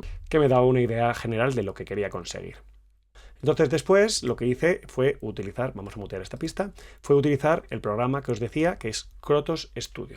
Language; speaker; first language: Spanish; native; Spanish